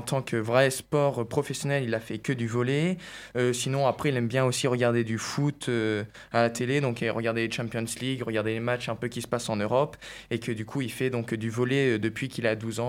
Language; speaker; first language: French; native; French